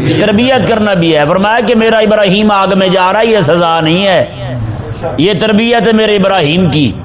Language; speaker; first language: Urdu; non-native, local second language; Punjabi